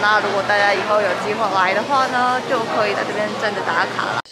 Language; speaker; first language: Chinese; native; Chinese